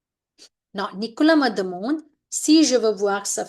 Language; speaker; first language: French; non-native, fluent; Hindi